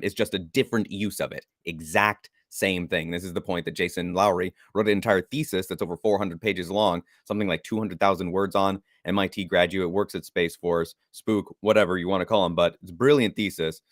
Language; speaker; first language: English; native; English